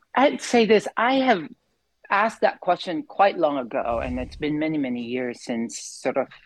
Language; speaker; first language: English; non-native, local second language; Filipino